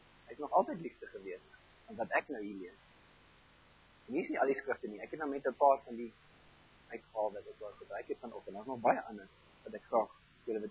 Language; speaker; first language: Afrikaans; non-native, fluent; German